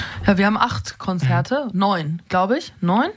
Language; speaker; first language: German; native; German